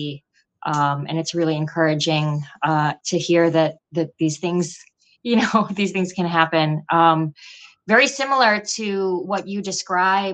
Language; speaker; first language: English; non-native, local second language; Filipino